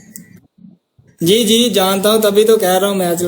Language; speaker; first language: Urdu; non-native, local second language; Punjabi